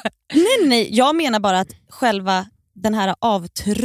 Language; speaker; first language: Swedish; native; Swedish